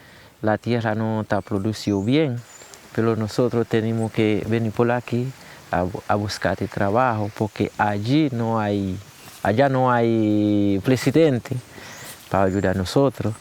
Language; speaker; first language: Spanish; non-native, learner; Haitian Creole